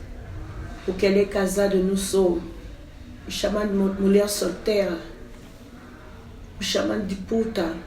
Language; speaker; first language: Portuguese; non-native, fluent; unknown